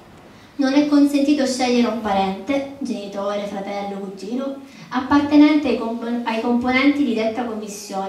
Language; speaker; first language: Italian; native; Italian